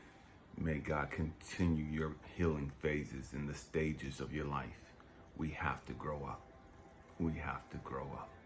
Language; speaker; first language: English; native; English